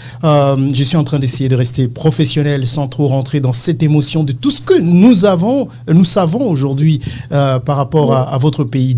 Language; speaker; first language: French; non-native, local second language; Lingala